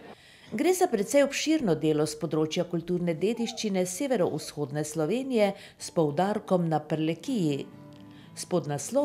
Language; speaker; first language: Slovenian; native; Slovenian